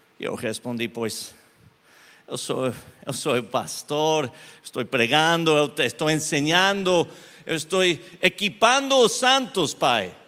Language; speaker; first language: Portuguese; non-native, learner; Spanish